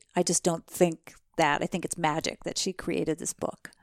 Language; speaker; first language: English; native; English